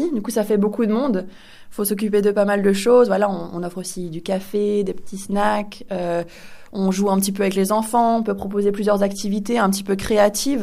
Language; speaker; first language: French; native; French